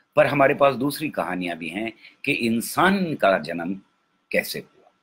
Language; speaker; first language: Hindi; native; Hindi